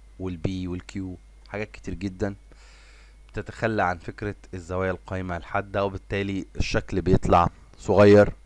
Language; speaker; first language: Arabic; native; Arabic